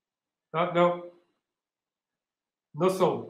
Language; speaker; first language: Portuguese; non-native, learner; French